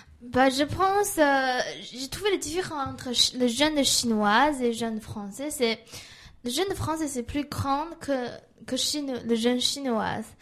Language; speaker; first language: French; non-native, learner; Chinese